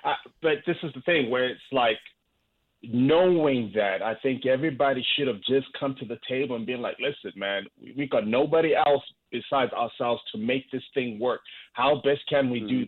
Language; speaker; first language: English; non-native, local second language; Shona